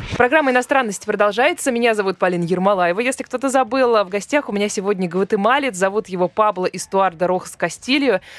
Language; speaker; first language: Russian; native; Russian